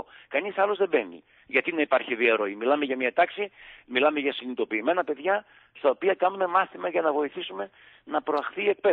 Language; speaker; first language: Greek; native; Greek